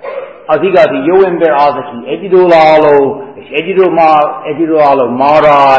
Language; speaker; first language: Hungarian; non-native, fluent; English